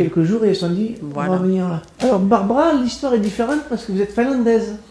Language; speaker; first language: French; native; French